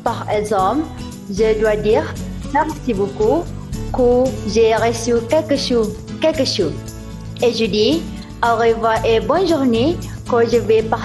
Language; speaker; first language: French; non-native, learner; Malay